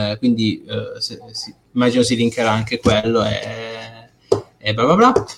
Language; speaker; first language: Italian; early bilingual, other home language; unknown